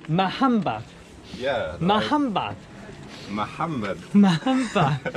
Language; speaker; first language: English; non-native, learner; Korean